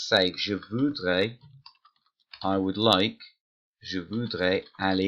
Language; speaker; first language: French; non-native, fluent; English